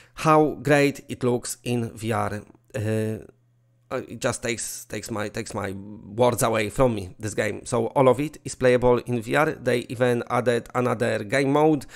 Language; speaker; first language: English; non-native, fluent; Polish